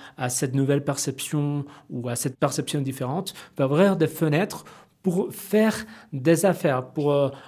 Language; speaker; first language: French; non-native, fluent; Spanish